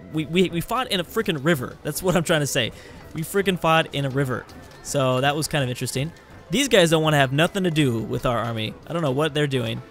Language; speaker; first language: English; native; English